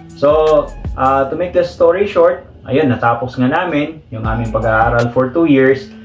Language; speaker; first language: Filipino; non-native, local second language; Cebuano